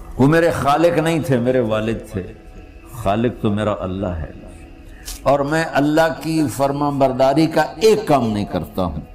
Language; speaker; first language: Urdu; non-native, local second language; Punjabi